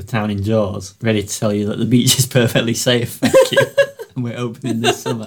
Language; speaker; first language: English; native; English